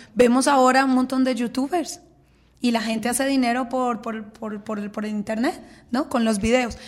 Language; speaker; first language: Spanish; native; Spanish